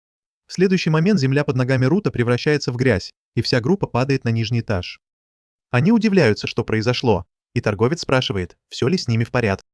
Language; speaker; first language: Russian; native; Russian